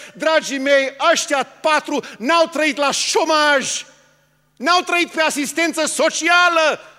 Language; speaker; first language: Romanian; early bilingual, heritage; Romanian